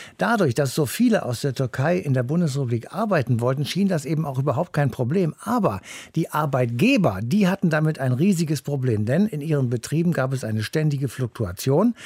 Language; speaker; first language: German; native; German